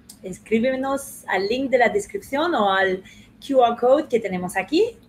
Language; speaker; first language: Spanish; native; Spanish